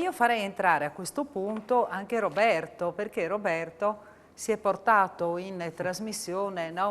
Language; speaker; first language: Italian; native; Italian